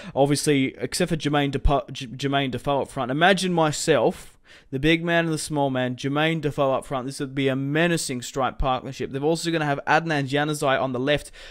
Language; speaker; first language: English; native; English